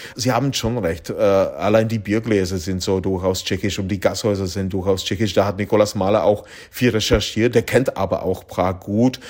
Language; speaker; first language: German; non-native, fluent; Czech